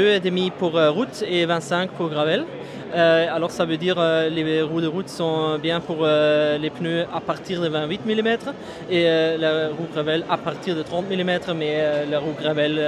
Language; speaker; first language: French; non-native, fluent; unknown